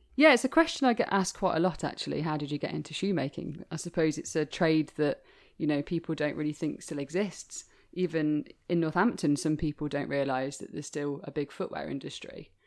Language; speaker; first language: English; native; English